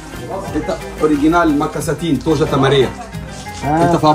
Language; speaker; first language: Russian; non-native, learner; Arabic